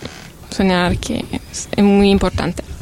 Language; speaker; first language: Spanish; non-native, learner; Italian